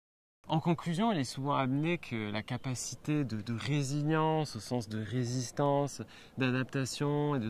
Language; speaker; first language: French; native; French